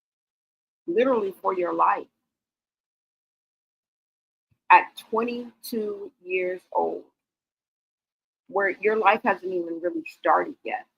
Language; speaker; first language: English; native; English